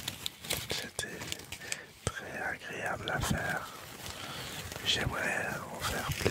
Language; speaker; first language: French; non-native, learner; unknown